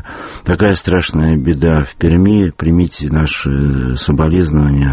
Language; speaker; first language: Russian; native; Russian